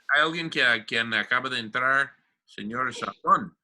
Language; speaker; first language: Spanish; non-native, fluent; English